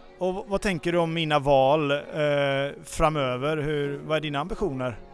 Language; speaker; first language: Swedish; native; Swedish